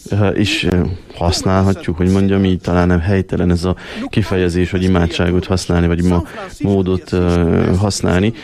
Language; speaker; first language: Hungarian; native; Hungarian